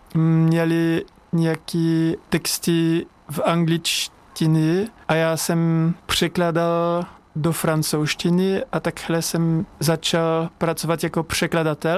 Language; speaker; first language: Czech; non-native, learner; French